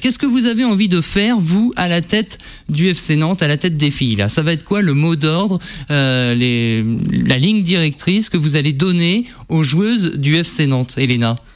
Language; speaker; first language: French; native; French